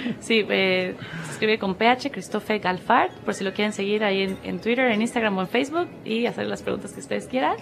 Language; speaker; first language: Spanish; native; Spanish